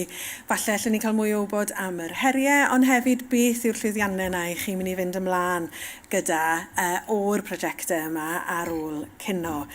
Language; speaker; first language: Welsh; native; Welsh